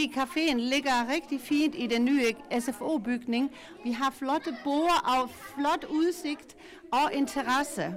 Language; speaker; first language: Danish; non-native, local second language; German